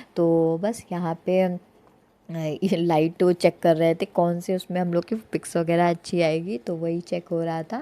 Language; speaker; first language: Hindi; native; Hindi